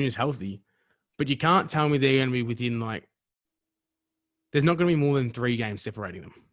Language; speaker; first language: English; native; English